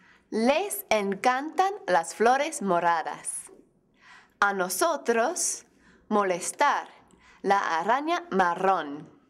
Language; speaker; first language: Spanish; non-native, fluent; English